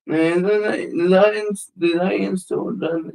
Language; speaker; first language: Swedish; early bilingual, other home language; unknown